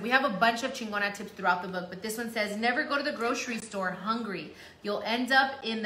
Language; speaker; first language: English; early bilingual, other home language; Spanish